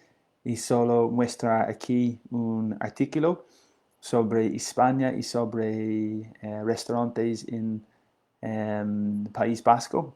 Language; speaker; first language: Spanish; non-native, learner; English